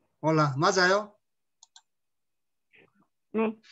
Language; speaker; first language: Korean; non-native, fluent; Spanish